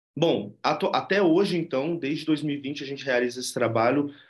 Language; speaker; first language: Portuguese; native; Portuguese